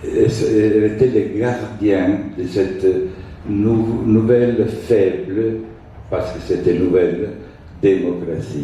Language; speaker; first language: French; non-native, fluent; Italian